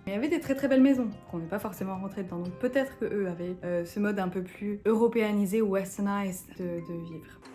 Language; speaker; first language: French; native; French